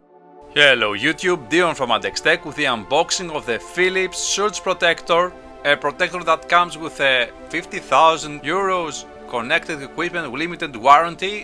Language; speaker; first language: English; non-native, fluent; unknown